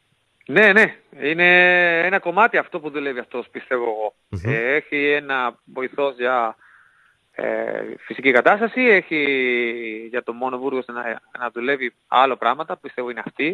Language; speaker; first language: Greek; non-native, fluent; Spanish